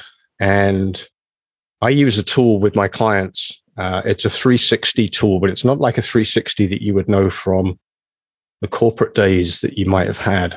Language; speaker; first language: English; native; English